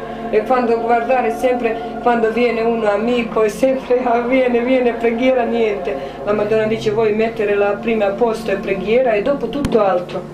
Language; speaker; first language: Italian; non-native, learner; Croatian